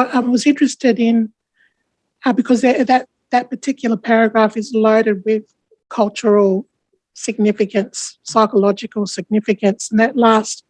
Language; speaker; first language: English; native; English